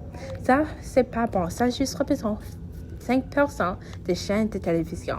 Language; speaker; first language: French; non-native, learner; English